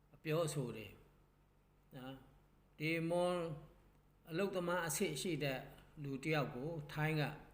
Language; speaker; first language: Burmese; non-native, local second language; Mon